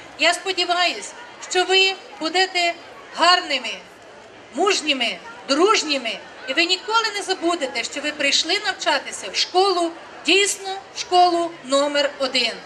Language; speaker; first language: Ukrainian; native; Ukrainian